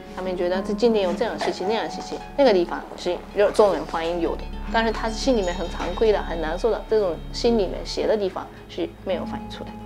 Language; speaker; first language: Chinese; non-native, fluent; Japanese